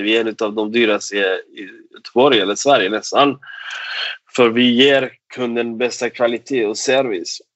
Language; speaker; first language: Swedish; non-native, fluent; Persian